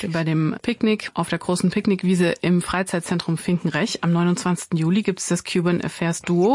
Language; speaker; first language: German; native; German